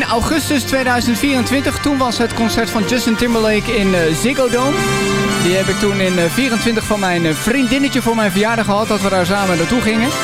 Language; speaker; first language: Dutch; native; Dutch